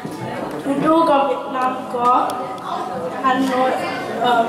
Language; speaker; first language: Vietnamese; early bilingual, heritage; Vietnamese